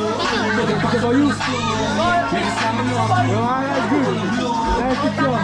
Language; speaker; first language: English; non-native, learner; French